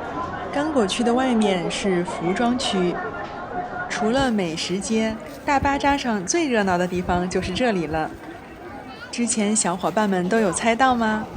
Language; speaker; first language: Chinese; native; Chinese